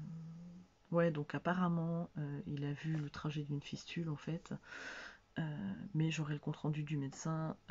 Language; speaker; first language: French; native; French